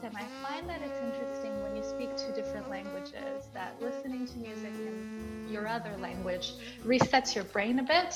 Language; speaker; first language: English; early bilingual, other home language; Portuguese